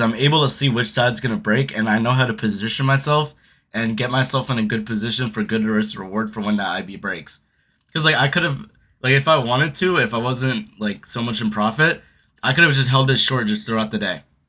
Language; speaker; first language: English; native; English